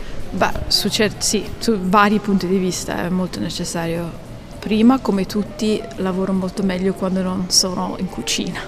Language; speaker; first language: Italian; non-native, fluent; English